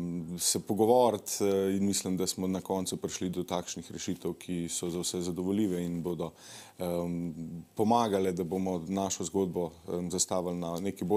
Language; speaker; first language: Slovenian; native; Slovenian